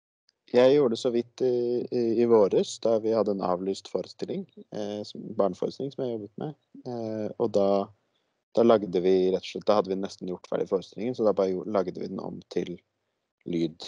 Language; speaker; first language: Norwegian; native; Norwegian